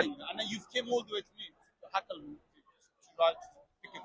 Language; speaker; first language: English; non-native, fluent; Persian